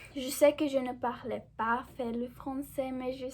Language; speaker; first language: French; non-native, learner; English